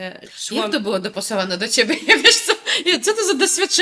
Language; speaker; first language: Polish; non-native, fluent; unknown